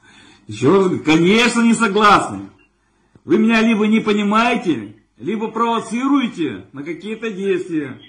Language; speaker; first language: Russian; native; Russian